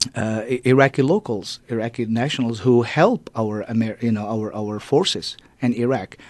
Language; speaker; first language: English; non-native, fluent; Arabic